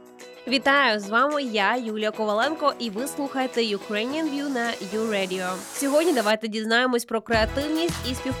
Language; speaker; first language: Ukrainian; native; Ukrainian